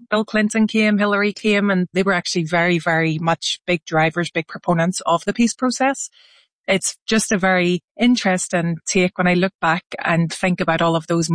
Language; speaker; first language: English; native; English